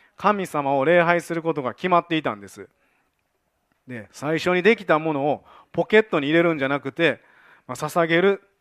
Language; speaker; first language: Japanese; native; Japanese